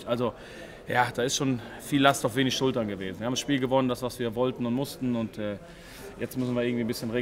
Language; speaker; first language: German; native; German